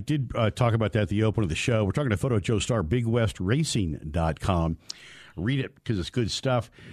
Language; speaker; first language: English; native; English